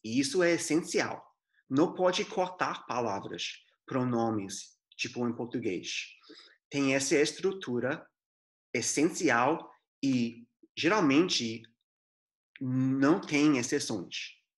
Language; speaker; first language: Portuguese; non-native, fluent; English